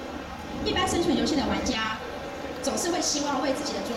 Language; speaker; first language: Chinese; native; Chinese